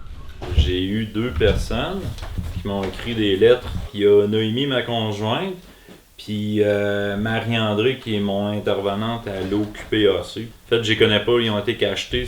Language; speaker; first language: French; native; French